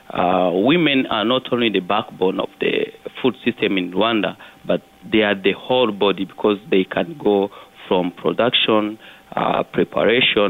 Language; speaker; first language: English; non-native, local second language; Kinyarwanda